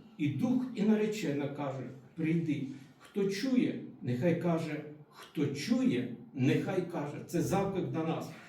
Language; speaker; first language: Ukrainian; non-native, local second language; Russian